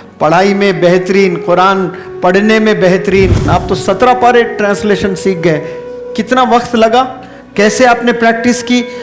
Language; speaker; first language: Urdu; native; Urdu